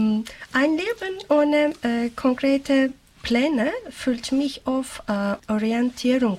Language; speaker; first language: German; non-native, learner; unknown